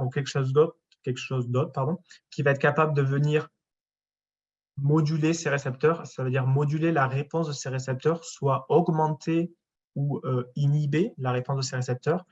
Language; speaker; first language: French; native; French